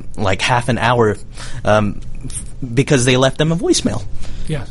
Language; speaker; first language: English; native; English